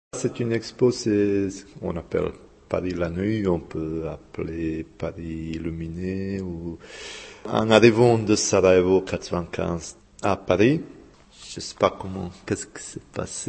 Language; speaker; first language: French; non-native, fluent; Bosnian